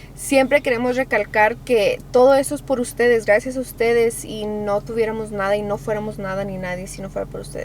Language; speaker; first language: Spanish; early bilingual, heritage; Spanish